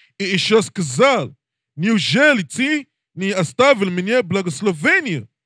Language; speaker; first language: Russian; non-native, learner; English